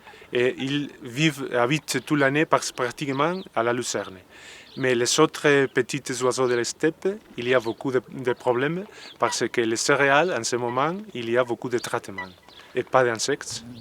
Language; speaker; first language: French; non-native, learner; Spanish